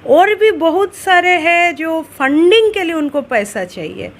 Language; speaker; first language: Hindi; non-native, local second language; Bangla